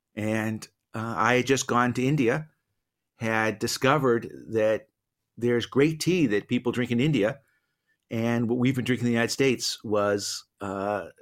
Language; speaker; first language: English; native; English